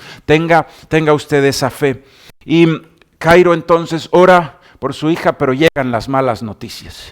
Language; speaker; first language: Spanish; native; Spanish